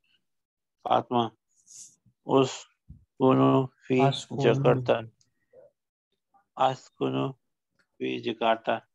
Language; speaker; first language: Arabic; non-native, learner; Urdu